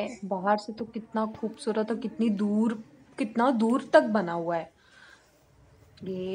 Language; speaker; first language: Hindi; native; Hindi